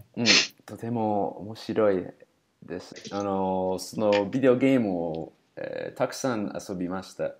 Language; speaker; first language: Japanese; non-native, learner; English